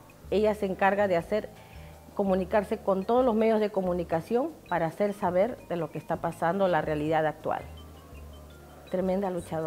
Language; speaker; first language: Spanish; native; Spanish